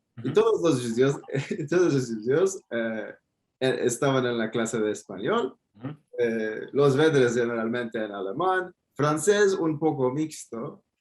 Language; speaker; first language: Spanish; non-native, fluent; Turkish